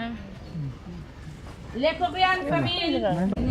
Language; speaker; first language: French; non-native, learner; Spanish